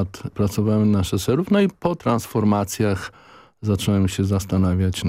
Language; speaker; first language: Polish; native; Polish